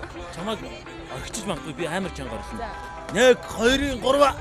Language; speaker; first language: Mongolian; native; Mongolian